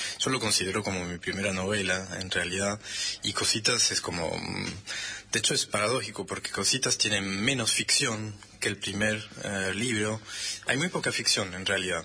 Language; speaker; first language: Spanish; non-native, fluent; French